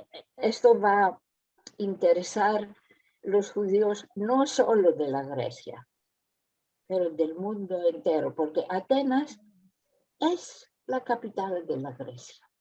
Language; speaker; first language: Spanish; early bilingual, heritage; Ladino